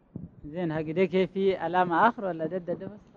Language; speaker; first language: Arabic; native; Arabic